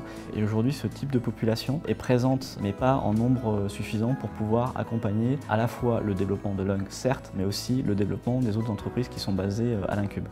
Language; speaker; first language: French; native; French